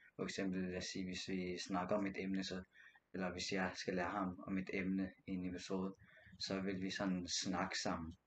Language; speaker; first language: Danish; early bilingual, other home language; Nepali